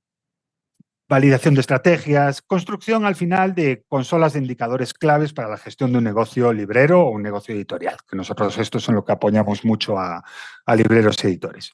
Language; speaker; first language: Spanish; native; Spanish